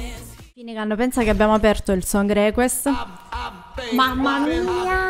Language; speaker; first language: Italian; native; Italian